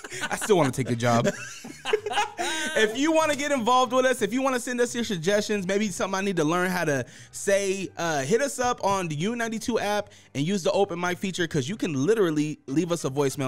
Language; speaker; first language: English; native; English